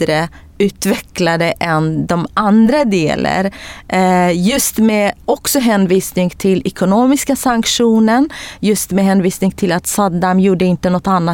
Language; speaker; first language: Swedish; non-native, fluent; Kurdish